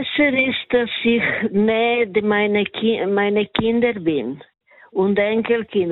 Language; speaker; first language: German; non-native, learner; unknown